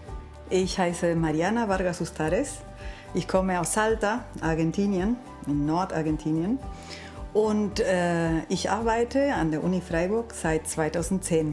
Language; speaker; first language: German; non-native, fluent; Spanish